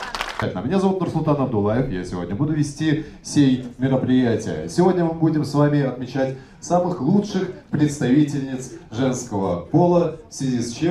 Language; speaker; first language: Russian; native; Russian